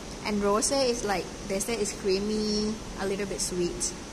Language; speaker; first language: English; non-native, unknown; Thai